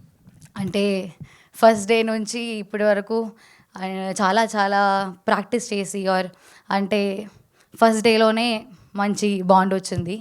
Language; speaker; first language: Telugu; non-native, learner; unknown